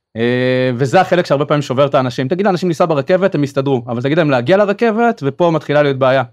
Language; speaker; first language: Hebrew; native; Hebrew